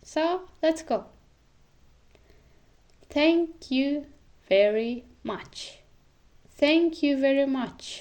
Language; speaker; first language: English; non-native, fluent; Kyrgyz